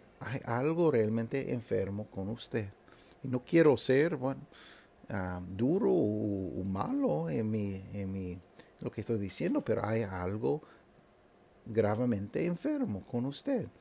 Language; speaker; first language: Spanish; non-native, fluent; English